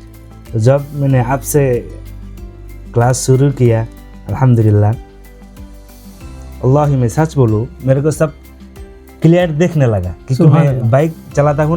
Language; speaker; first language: Hindi; non-native, fluent; Bangla